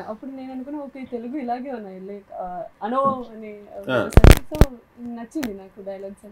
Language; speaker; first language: Telugu; non-native, learner; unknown